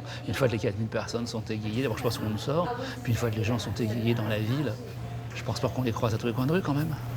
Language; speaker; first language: French; native; French